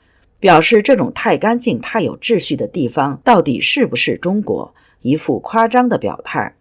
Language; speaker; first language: Chinese; native; Chinese